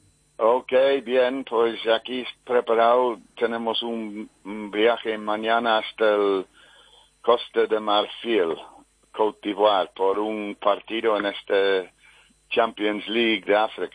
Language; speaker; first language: Spanish; non-native, fluent; English